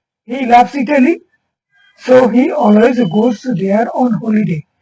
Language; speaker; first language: English; non-native, local second language; Bangla